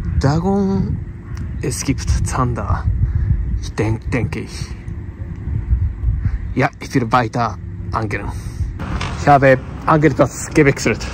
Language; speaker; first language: German; non-native, learner; Japanese